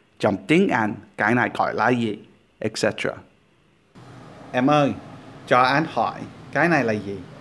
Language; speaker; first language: Vietnamese; non-native, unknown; English